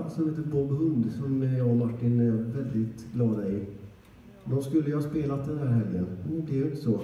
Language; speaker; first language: Swedish; native; Swedish